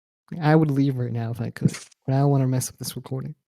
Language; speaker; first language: English; native; English